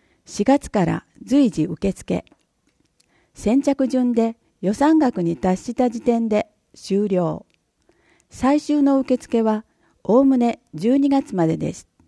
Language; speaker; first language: Japanese; native; Japanese